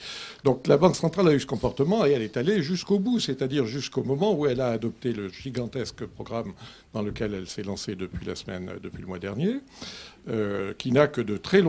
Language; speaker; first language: French; native; French